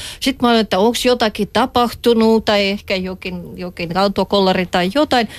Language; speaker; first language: Finnish; non-native, fluent; Russian